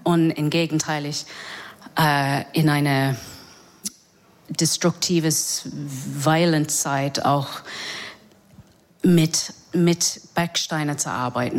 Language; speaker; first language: German; non-native, fluent; English